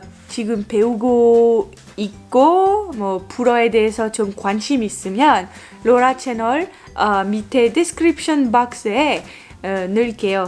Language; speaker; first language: Korean; non-native, fluent; French